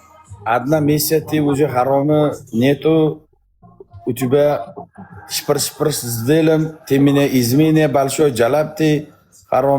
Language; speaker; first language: Russian; non-native, learner; Uzbek